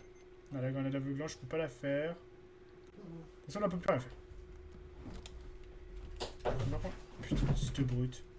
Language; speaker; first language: French; native; French